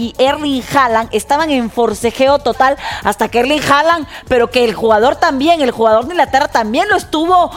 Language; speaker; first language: Spanish; native; Spanish